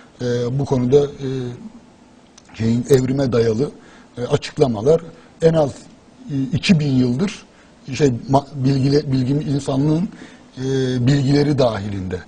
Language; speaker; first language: Turkish; native; Turkish